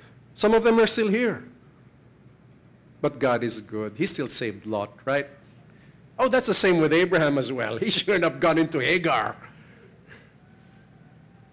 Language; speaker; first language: English; non-native, local second language; Filipino